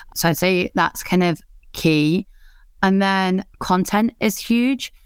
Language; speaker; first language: English; native; English